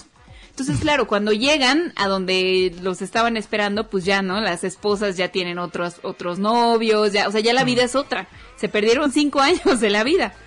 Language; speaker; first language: Spanish; native; Spanish